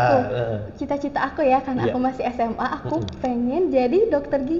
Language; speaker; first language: Indonesian; native; Indonesian